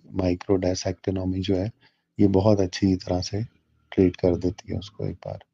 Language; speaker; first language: Urdu; native; Urdu